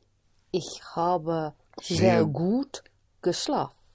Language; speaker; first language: German; non-native, learner; English